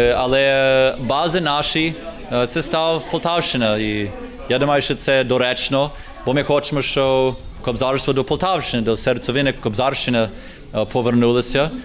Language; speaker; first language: Ukrainian; early bilingual, heritage; Ukrainian